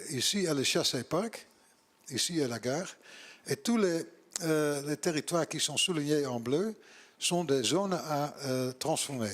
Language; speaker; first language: French; non-native, learner; Dutch